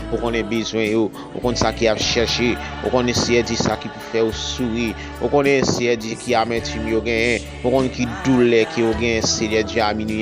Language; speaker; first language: French; non-native, local second language; Haitian Creole